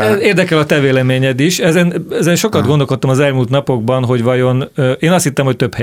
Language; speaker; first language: Hungarian; native; Hungarian